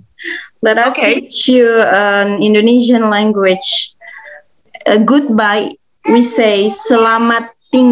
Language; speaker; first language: English; non-native, fluent; Indonesian